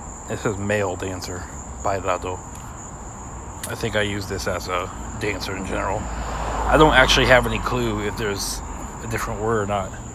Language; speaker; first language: English; native; English